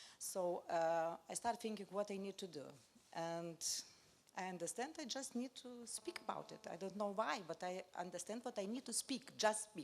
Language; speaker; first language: English; non-native, learner; Lithuanian